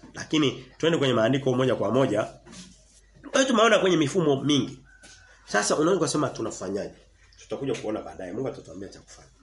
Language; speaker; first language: Swahili; native; Swahili